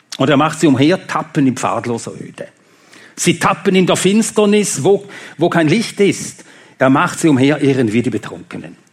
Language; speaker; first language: German; non-native, fluent; Swedish